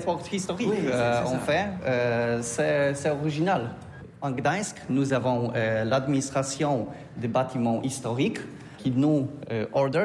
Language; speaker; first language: French; non-native, learner; Polish